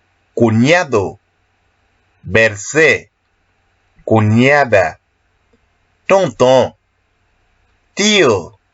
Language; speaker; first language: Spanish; non-native, learner; Haitian Creole